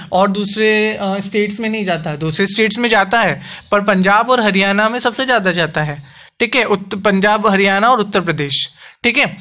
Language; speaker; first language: Hindi; non-native, local second language; Gujarati